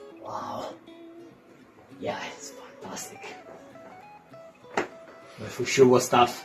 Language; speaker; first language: English; non-native, learner; Italian